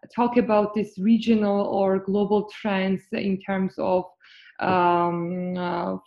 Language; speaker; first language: English; non-native, fluent; Georgian